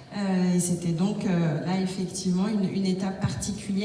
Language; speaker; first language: French; native; French